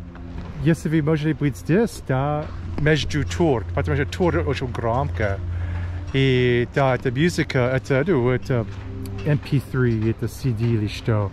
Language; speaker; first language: Russian; non-native, learner; English